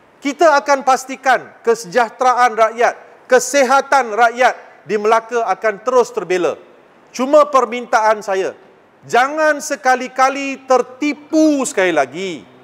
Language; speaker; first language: Malay; non-native, local second language; Tamil